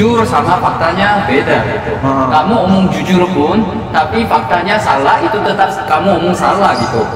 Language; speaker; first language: Indonesian; non-native, fluent; Korean